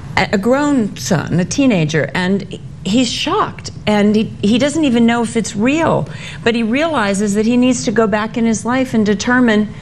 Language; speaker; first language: English; native; English